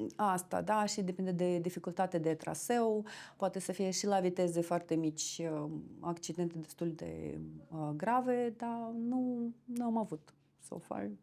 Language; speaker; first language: Romanian; non-native, fluent; Russian